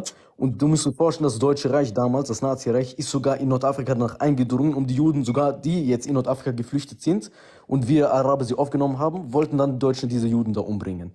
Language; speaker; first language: German; early bilingual, other home language; Arabic